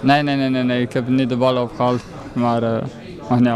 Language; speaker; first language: Dutch; non-native, learner; Slovenian